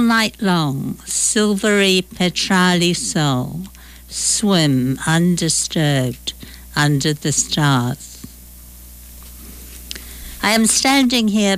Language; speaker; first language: English; native; English